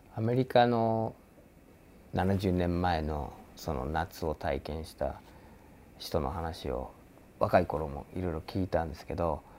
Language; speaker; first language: Japanese; non-native, fluent; English